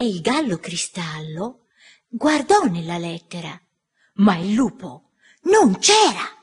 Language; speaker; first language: Italian; native; Italian